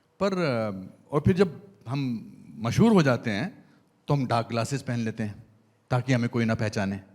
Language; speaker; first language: Hindi; native; Hindi